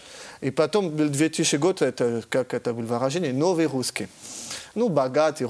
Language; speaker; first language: Russian; early bilingual, heritage; French